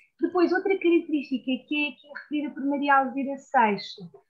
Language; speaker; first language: Portuguese; native; Portuguese